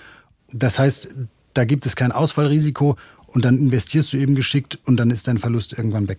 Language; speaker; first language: German; native; German